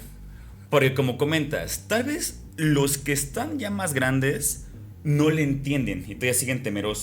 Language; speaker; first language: Spanish; native; Spanish